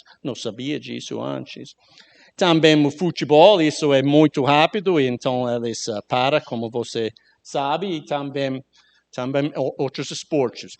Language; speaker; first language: Portuguese; non-native, learner; English